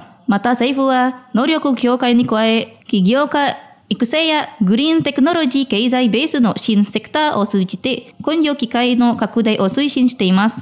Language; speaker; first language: Japanese; non-native, fluent; Indonesian